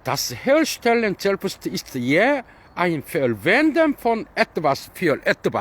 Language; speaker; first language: German; non-native, fluent; Korean